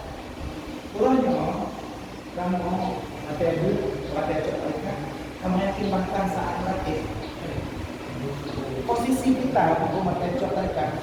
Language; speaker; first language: Indonesian; non-native, local second language; Achinese